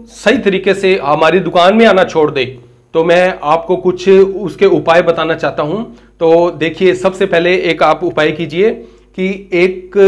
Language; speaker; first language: Hindi; native; Hindi